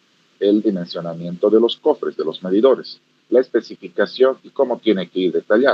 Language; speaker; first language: Spanish; native; Spanish